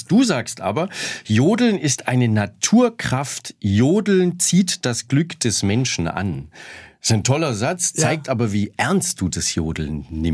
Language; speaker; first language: German; native; German